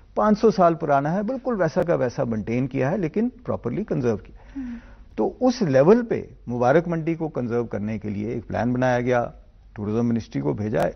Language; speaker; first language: Hindi; non-native, local second language; Dogri